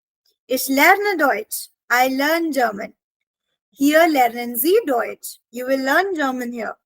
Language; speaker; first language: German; non-native, fluent; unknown